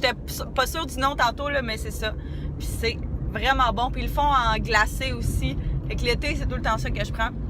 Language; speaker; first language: French; native; French